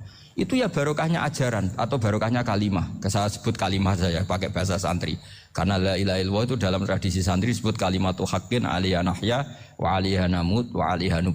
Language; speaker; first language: Indonesian; non-native, local second language; Javanese